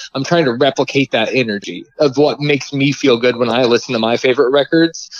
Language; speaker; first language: English; native; English